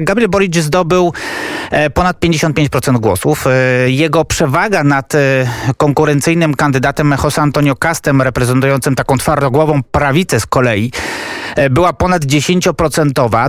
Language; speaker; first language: Polish; native; Polish